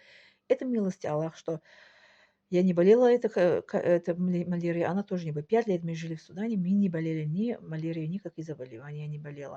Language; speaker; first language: Russian; non-native, local second language; Tajik